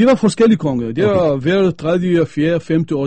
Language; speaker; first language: Danish; non-native, fluent; Arabic